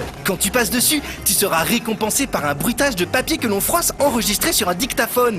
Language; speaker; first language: French; native; French